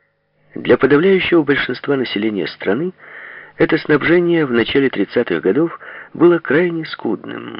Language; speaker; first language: Russian; native; Russian